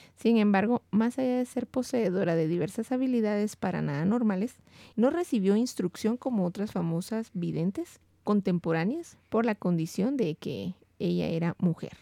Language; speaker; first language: Spanish; native; Spanish